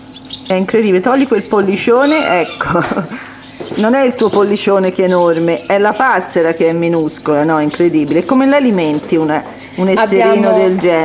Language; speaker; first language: Italian; native; Italian